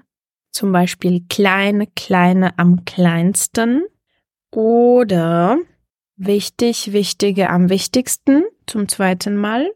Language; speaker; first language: German; non-native, fluent; Czech